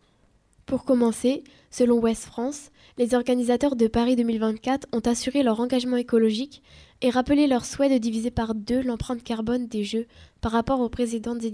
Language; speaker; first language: French; native; French